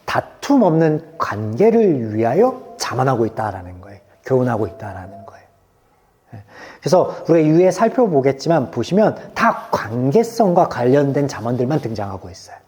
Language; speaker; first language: Korean; native; Korean